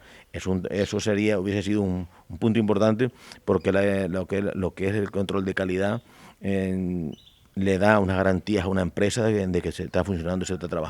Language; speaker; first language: Spanish; native; Spanish